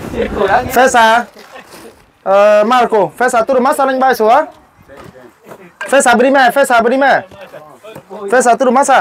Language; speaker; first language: Portuguese; non-native, learner; Vietnamese